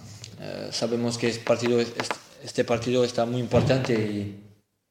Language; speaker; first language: Spanish; non-native, fluent; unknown